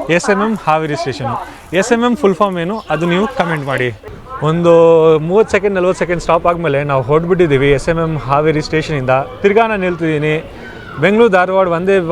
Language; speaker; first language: Kannada; non-native, local second language; Hindi